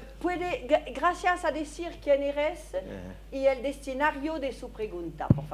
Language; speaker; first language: Spanish; non-native, fluent; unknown